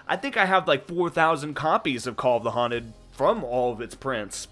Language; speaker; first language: English; native; English